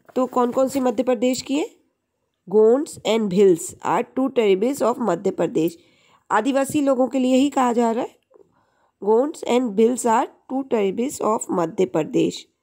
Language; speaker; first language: Hindi; native; Hindi